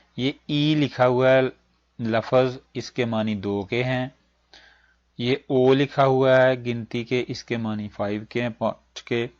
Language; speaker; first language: Urdu; native; Urdu